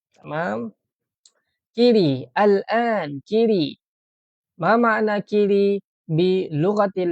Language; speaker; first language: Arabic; non-native, fluent; Malay